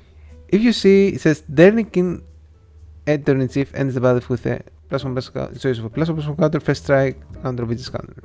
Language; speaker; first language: English; non-native, fluent; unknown